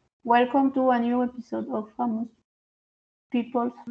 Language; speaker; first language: English; non-native, learner; Spanish